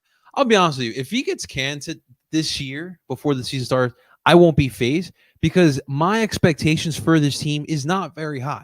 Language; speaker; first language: English; native; English